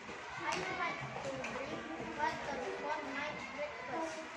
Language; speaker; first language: English; non-native, learner; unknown